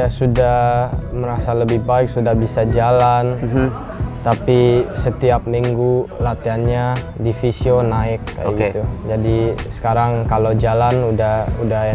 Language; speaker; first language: Indonesian; early bilingual, heritage; English